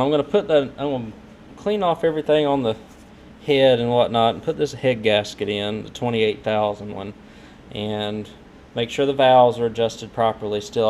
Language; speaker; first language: English; native; English